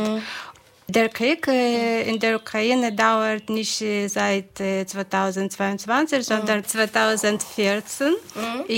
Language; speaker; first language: German; non-native, fluent; Ukrainian